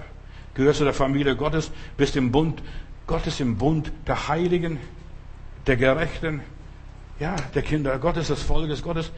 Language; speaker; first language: German; non-native, fluent; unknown